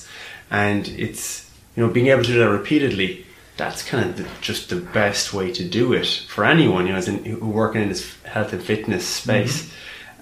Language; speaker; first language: English; native; English